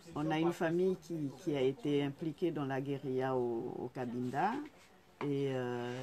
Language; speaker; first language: French; non-native, fluent; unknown